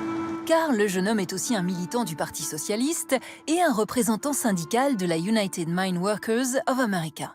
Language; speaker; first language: French; native; French